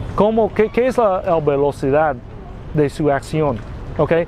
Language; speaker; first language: Spanish; non-native, learner; Vietnamese